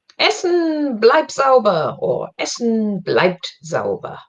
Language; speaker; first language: German; non-native, learner; English